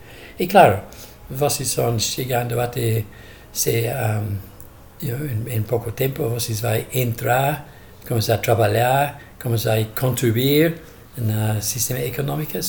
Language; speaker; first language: Portuguese; non-native, fluent; English